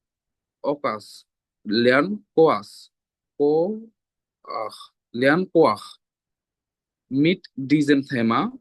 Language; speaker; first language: German; non-native, learner; Bangla